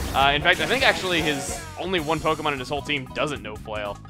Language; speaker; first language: English; native; English